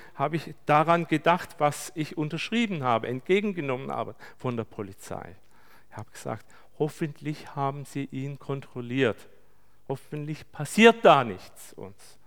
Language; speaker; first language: German; non-native, fluent; Turkish